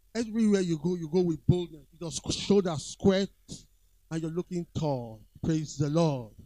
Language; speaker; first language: English; non-native, local second language; Yoruba